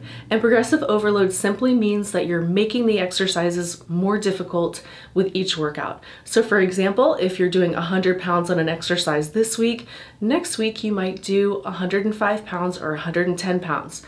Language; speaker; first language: English; native; English